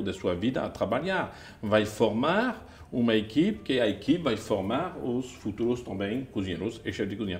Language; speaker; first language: Portuguese; non-native, fluent; French